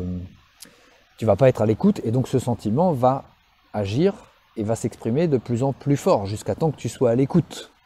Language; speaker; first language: French; native; French